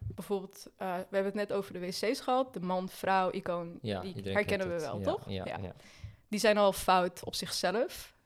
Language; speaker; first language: Dutch; early bilingual, other home language; Arabic